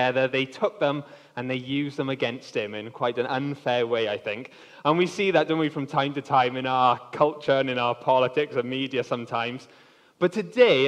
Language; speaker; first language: English; native; English